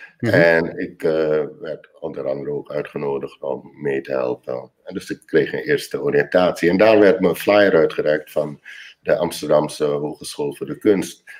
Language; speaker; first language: Dutch; native; Dutch